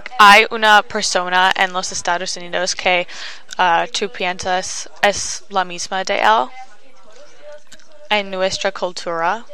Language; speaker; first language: Spanish; non-native, learner; English